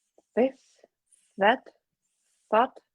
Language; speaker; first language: English; non-native, learner; Ukrainian